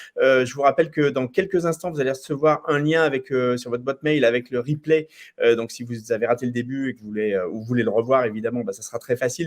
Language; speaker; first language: French; native; French